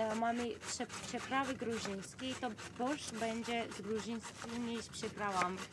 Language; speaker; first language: Polish; non-native, fluent; Georgian